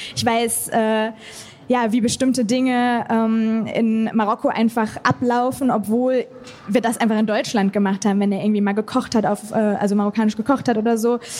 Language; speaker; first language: German; native; German